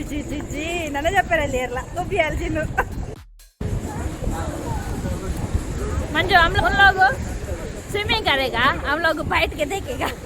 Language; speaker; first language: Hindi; non-native, local second language; Tulu